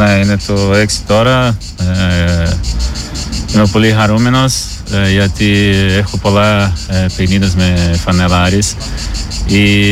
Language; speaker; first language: Greek; non-native, learner; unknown